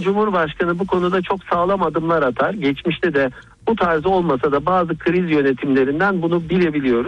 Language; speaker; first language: Turkish; native; Turkish